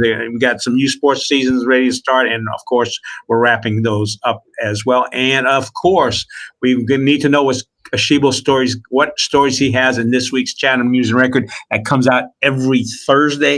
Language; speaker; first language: English; native; English